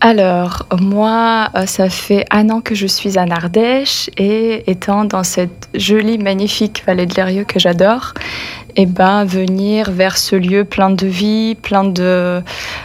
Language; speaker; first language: French; non-native, fluent; Russian